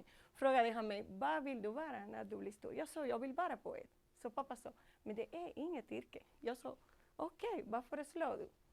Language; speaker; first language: Swedish; non-native, fluent; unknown